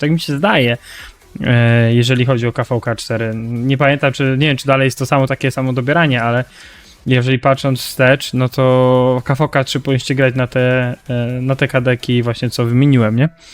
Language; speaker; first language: Polish; native; Polish